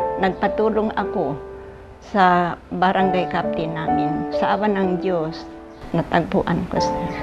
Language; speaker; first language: Filipino; non-native, local second language; Pangasinan